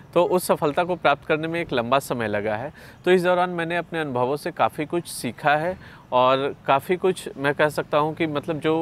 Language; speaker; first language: Hindi; native; Hindi